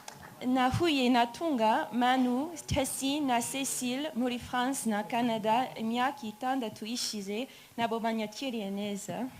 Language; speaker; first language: Kinyarwanda; non-native, learner; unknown